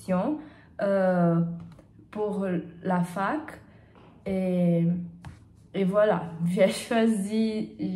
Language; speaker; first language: French; non-native, learner; Portuguese